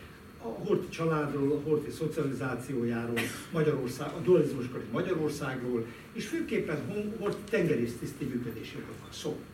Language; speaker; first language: Hungarian; native; Hungarian